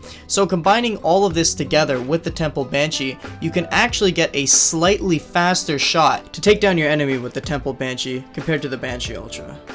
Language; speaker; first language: English; native; English